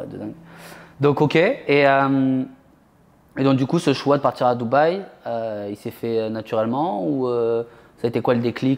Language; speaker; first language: French; native; French